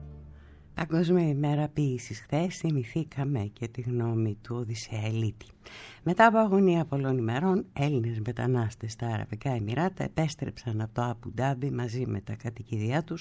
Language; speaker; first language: Greek; native; Greek